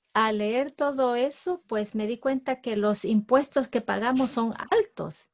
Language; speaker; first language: Spanish; native; Spanish